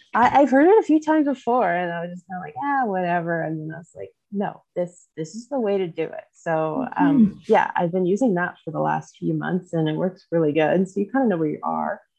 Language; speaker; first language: English; native; English